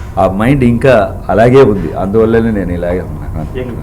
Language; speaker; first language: Telugu; non-native, learner; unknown